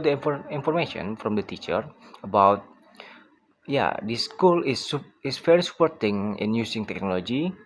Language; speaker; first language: English; non-native, learner; Indonesian